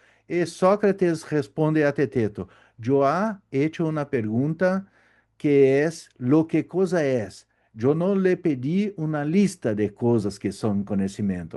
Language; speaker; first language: Spanish; non-native, learner; Portuguese